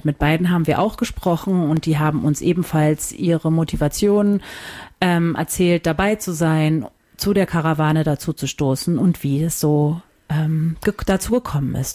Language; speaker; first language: German; native; German